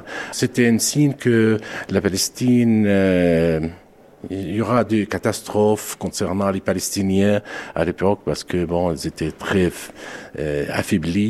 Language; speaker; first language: French; non-native, local second language; Arabic